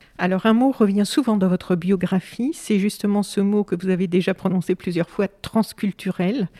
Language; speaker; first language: French; native; French